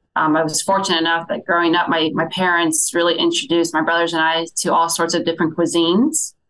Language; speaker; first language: English; native; English